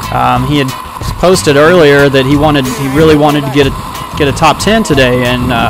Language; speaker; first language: English; native; English